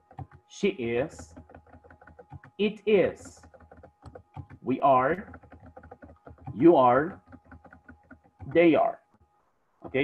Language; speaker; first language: English; non-native, fluent; Spanish